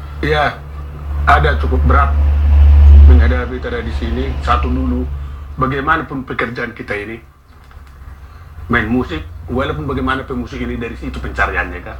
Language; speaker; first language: Indonesian; non-native, local second language; Batak Toba